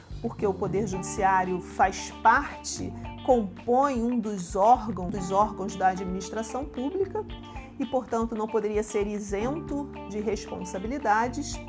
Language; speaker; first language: Portuguese; native; Portuguese